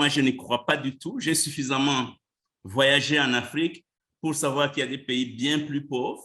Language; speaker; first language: French; non-native, local second language; Rundi